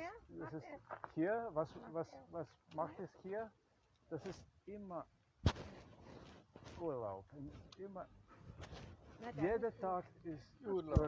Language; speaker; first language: German; non-native, learner; Croatian